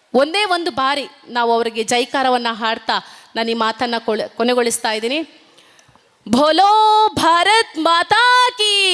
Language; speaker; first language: Kannada; non-native, local second language; Tulu